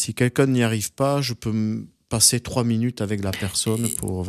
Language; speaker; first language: French; native; French